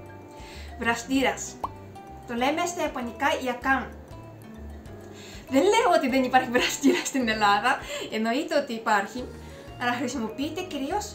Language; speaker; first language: Greek; non-native, fluent; Japanese